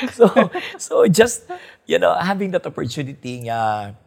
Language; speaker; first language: English; non-native, local second language; Hiligaynon